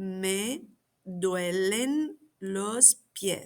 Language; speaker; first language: Spanish; non-native, fluent; English